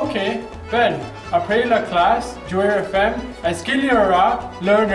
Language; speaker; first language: French; non-native, learner; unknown